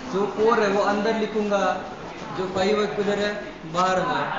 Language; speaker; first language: Hindi; non-native, local second language; Marathi